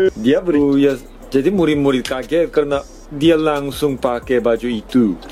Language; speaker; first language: Indonesian; non-native, fluent; Korean